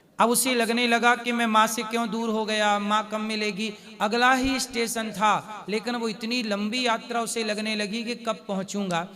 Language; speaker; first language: Hindi; native; Hindi